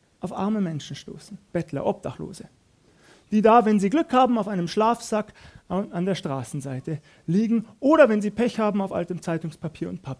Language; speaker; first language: German; native; German